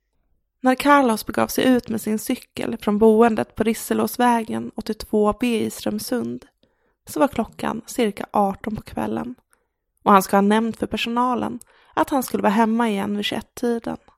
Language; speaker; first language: Swedish; native; Swedish